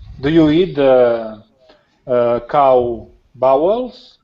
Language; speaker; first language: English; non-native, learner; Spanish